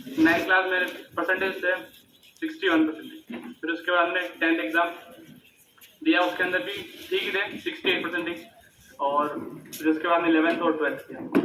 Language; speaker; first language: Hindi; native; Hindi